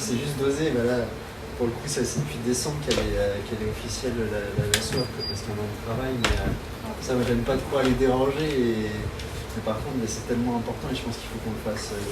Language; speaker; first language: French; native; French